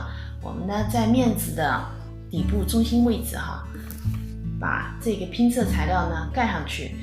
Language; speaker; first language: Chinese; native; Chinese